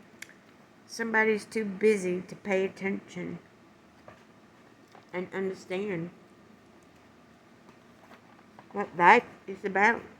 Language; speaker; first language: English; native; English